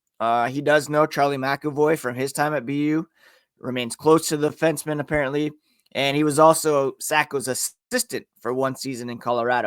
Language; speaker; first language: English; native; English